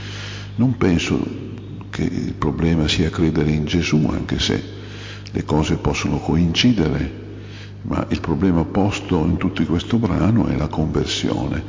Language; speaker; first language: Italian; native; Italian